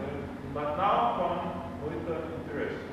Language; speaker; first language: Portuguese; non-native, learner; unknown